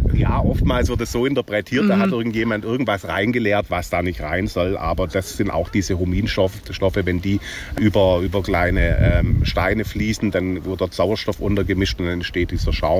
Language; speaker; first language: German; native; German